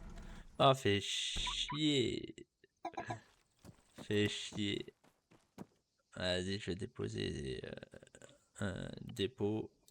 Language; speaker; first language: French; native; French